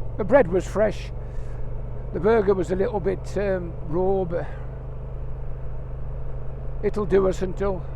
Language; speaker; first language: English; native; English